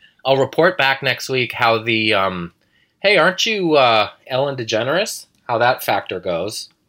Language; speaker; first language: English; native; English